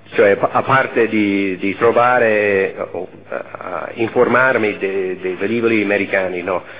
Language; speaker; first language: Italian; non-native, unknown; English